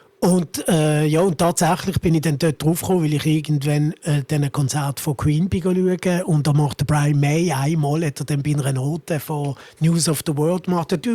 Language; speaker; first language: German; early bilingual, other home language; Italian